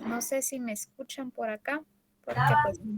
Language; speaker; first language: Spanish; native; Spanish